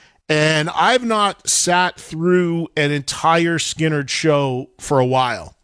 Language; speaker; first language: English; native; English